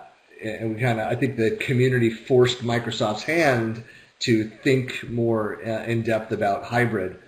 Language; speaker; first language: English; native; English